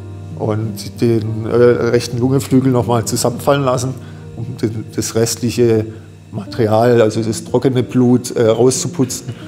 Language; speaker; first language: German; native; German